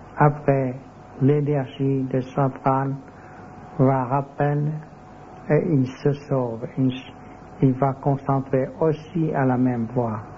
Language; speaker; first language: French; non-native, learner; Vietnamese